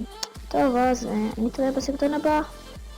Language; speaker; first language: Hebrew; native; Hebrew